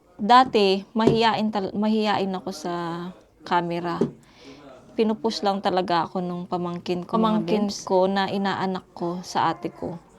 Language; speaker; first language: Filipino; native; Filipino